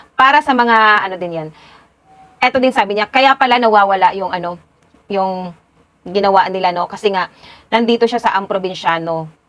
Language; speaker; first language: Filipino; non-native, local second language; Cebuano